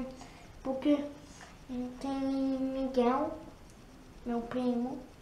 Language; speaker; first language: Portuguese; early bilingual, heritage; Turkish